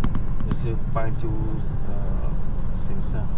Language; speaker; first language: Chinese; non-native, learner; Vietnamese